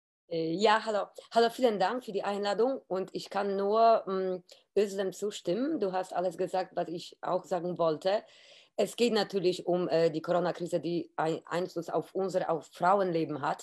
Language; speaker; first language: German; non-native, fluent; Polish